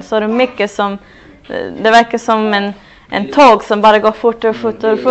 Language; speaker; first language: Swedish; non-native, fluent; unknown